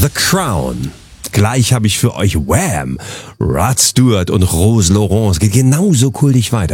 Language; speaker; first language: German; native; German